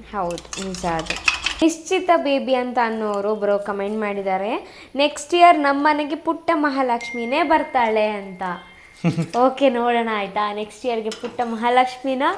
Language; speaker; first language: Kannada; non-native, local second language; Tulu